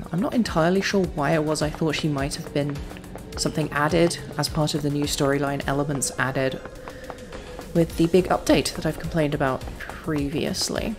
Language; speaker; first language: English; native; English